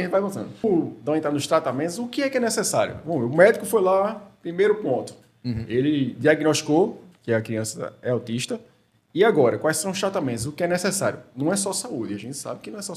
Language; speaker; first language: Portuguese; native; Portuguese